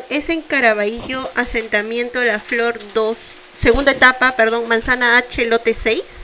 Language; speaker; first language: Spanish; native; Spanish